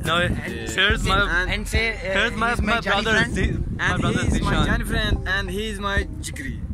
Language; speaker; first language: English; non-native, learner; Persian